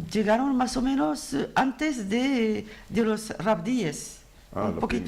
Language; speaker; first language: Spanish; non-native, fluent; Arabic